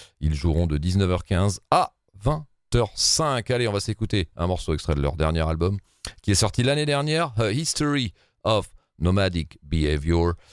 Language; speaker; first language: French; native; French